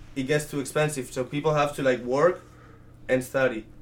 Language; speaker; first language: English; early bilingual, other home language; Italian